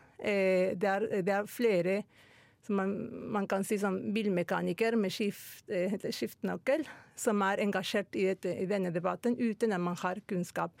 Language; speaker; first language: Norwegian; non-native, fluent; Spanish